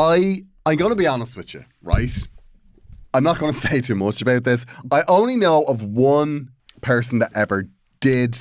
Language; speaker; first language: English; native; English